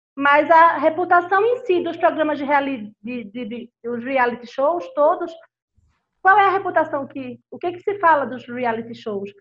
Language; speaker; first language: Portuguese; native; Portuguese